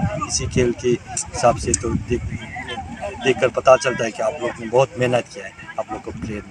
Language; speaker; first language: Hindi; non-native, fluent; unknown